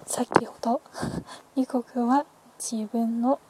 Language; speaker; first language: Japanese; early bilingual, other home language; Chinese